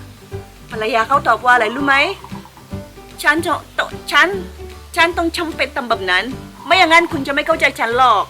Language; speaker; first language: Thai; non-native, fluent; Filipino